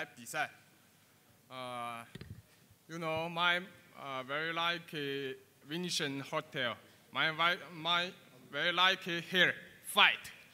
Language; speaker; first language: English; non-native, learner; Chinese